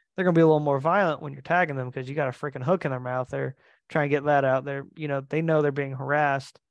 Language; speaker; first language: English; native; English